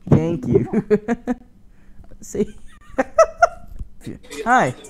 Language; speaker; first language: English; native; English